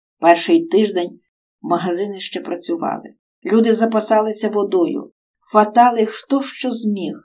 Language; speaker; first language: Ukrainian; native; Ukrainian